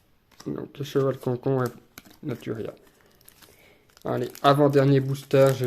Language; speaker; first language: French; native; French